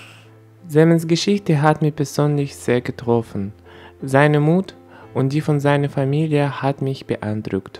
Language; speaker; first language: German; non-native, fluent; Russian